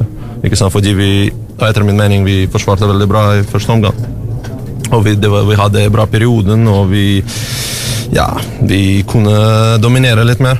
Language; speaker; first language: Norwegian; non-native, learner; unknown